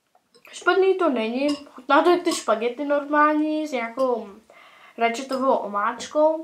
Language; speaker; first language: Czech; early bilingual, heritage; Czech